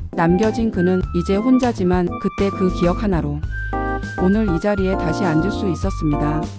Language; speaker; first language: Korean; native; Korean